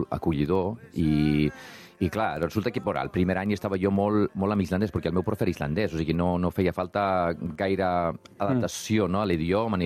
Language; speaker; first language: Catalan; non-native, fluent; Icelandic